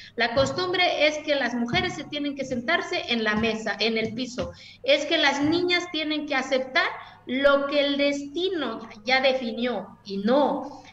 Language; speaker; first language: Spanish; non-native, local second language; Zapotec